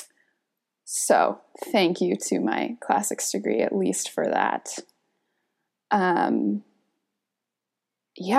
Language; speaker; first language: English; native; English